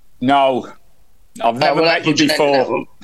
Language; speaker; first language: English; native; English